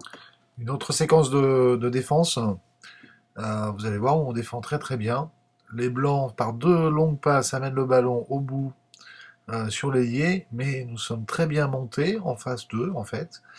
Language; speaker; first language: French; native; French